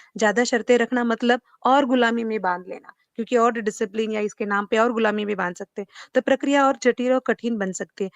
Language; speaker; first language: Hindi; non-native, local second language; Marathi